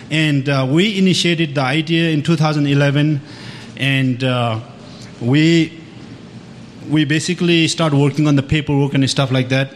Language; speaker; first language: English; non-native, local second language; Sherpa